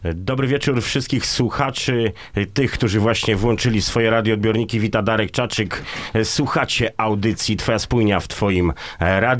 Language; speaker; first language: Polish; native; Polish